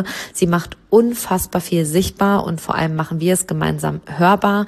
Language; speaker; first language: German; native; German